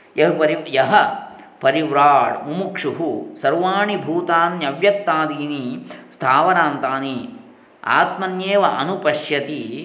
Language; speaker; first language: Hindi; non-native, local second language; Kannada